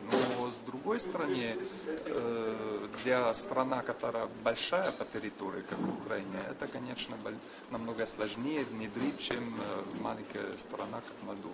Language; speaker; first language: Russian; non-native, fluent; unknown